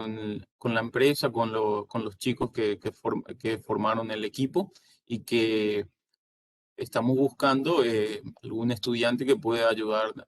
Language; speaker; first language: Spanish; native; Spanish